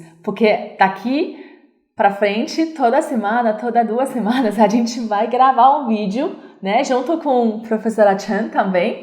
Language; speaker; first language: Portuguese; non-native, learner; Chinese